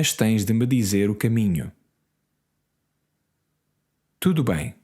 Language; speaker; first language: Portuguese; non-native, learner; English